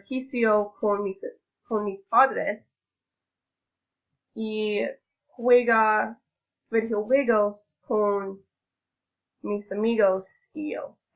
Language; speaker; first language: Spanish; non-native, learner; English